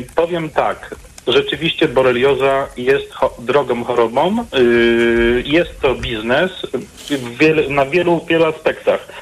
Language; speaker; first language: Polish; native; Polish